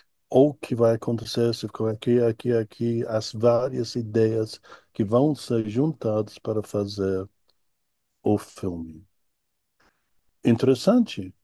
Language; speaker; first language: Portuguese; non-native, fluent; English